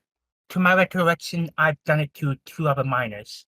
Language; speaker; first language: English; native; English